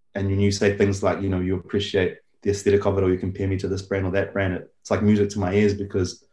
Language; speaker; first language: English; native; English